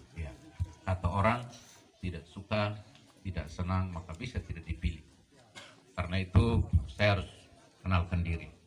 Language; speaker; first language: Indonesian; non-native, local second language; Tetum